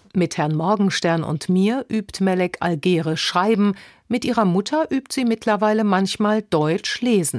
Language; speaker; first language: German; native; German